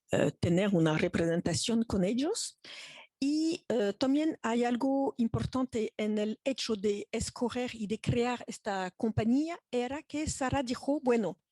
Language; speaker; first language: Spanish; non-native, fluent; French